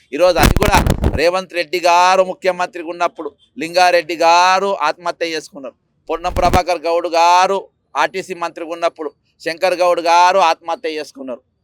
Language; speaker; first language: Telugu; native; Telugu